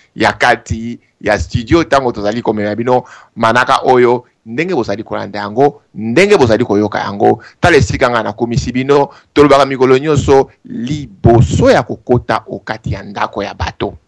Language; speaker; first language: Lingala; non-native, local second language; Kongo